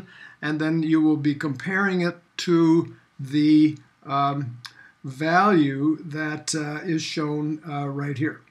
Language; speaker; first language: English; native; English